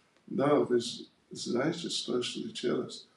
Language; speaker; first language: Russian; non-native, learner; English